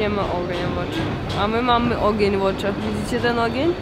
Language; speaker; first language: Polish; non-native, fluent; Russian